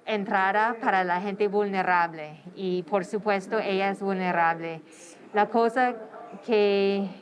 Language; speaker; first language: Spanish; non-native, fluent; English